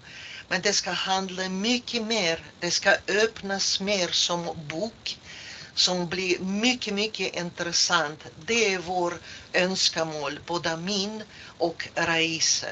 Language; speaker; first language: Swedish; non-native, fluent; Russian